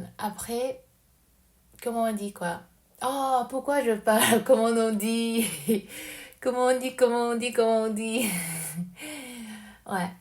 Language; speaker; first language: French; non-native, learner; Japanese